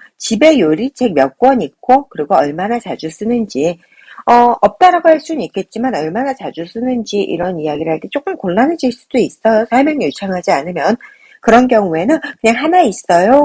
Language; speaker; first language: Korean; native; Korean